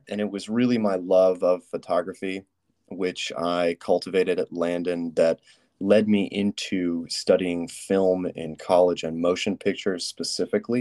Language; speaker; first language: English; native; English